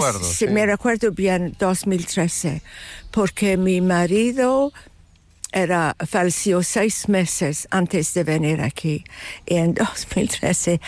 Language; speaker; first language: Spanish; non-native, fluent; English